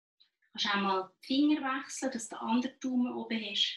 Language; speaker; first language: German; native; German